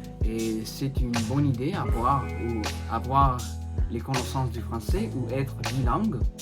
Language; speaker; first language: French; non-native, learner; Spanish